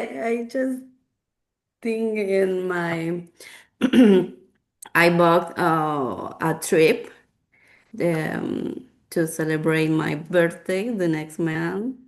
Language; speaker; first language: English; non-native, learner; Spanish